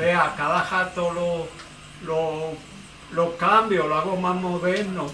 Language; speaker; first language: Spanish; native; Spanish